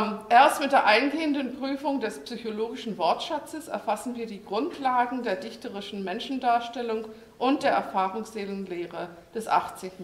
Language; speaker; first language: German; non-native, fluent; English